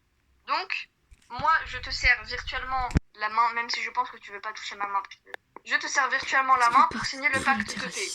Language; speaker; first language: French; native; French